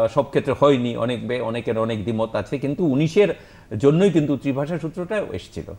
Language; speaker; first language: Bangla; native; Bangla